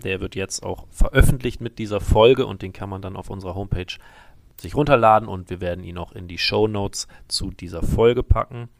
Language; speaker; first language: German; native; German